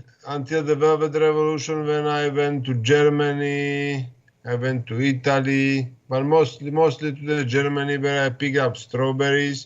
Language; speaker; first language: English; non-native, fluent; Slovak